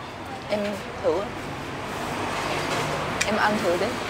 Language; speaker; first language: Vietnamese; non-native, learner; Japanese